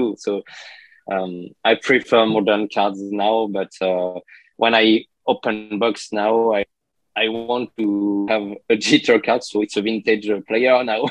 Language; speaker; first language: English; non-native, learner; French